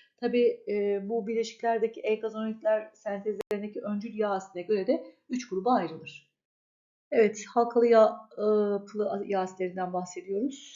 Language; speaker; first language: Turkish; native; Turkish